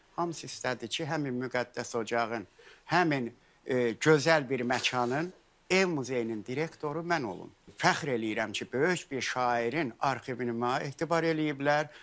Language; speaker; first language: Azerbaijani; native; Azerbaijani